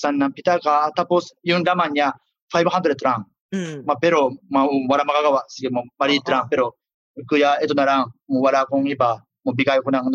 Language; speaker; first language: Filipino; non-native, learner; Japanese